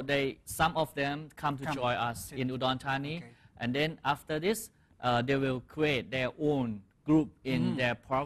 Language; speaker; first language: English; non-native, fluent; Thai